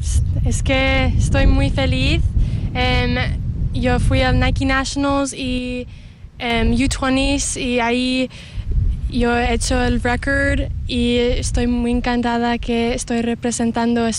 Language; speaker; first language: Spanish; early bilingual, heritage; Spanish